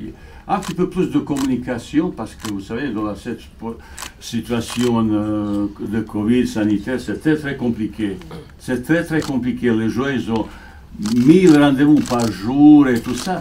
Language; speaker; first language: French; non-native, fluent; Bosnian